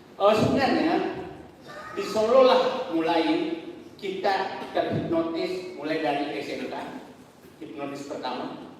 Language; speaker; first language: Indonesian; non-native, local second language; Buginese